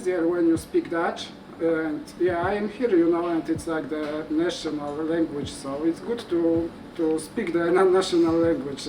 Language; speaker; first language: English; non-native, fluent; Polish